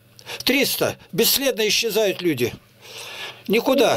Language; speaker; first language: Russian; native; Russian